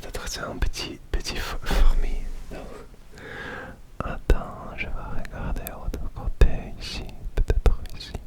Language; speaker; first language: French; non-native, learner; Russian